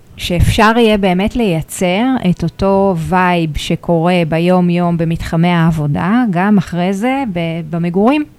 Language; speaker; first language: Hebrew; native; Hebrew